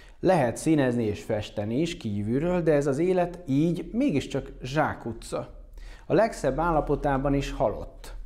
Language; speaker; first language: Hungarian; native; Hungarian